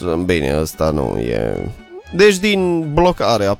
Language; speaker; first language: Romanian; native; Romanian